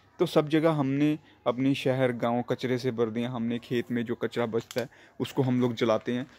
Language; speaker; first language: Hindi; non-native, local second language; Punjabi